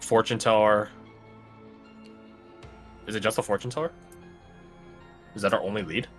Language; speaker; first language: English; native; English